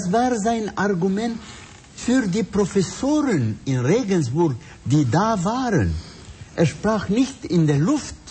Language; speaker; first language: German; non-native, fluent; Arabic